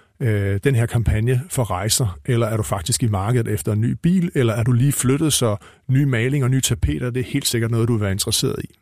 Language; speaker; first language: Danish; native; Danish